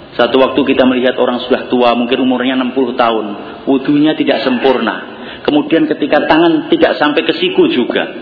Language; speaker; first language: Indonesian; non-native, local second language; Javanese